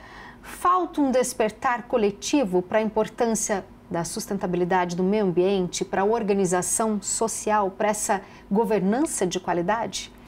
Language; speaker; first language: Portuguese; native; Portuguese